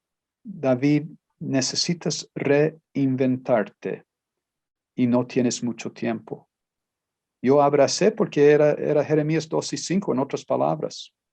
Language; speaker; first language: Spanish; non-native, fluent; Portuguese